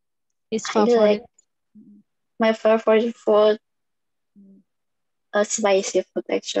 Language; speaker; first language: English; non-native, learner; Indonesian